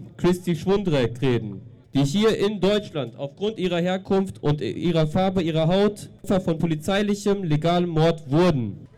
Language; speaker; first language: German; native; German